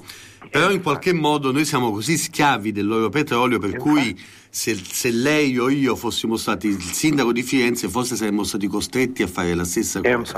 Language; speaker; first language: Italian; native; Italian